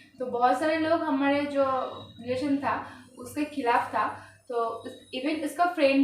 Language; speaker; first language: Hindi; non-native, local second language; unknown